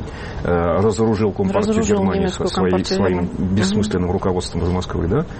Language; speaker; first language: Russian; native; Russian